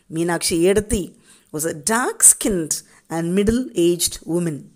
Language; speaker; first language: English; non-native, local second language; Tamil